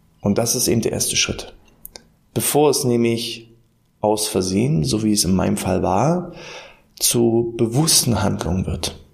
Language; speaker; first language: German; native; German